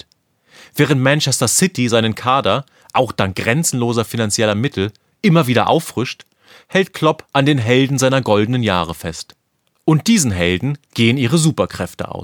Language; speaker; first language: German; native; German